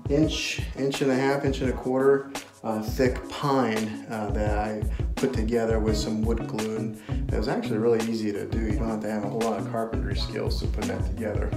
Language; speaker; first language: English; native; English